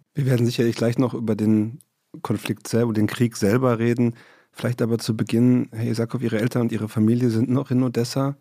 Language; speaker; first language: German; native; German